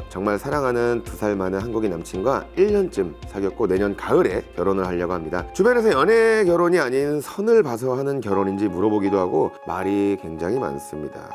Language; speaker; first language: Korean; native; Korean